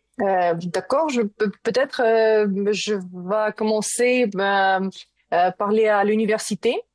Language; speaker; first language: French; non-native, learner; Ukrainian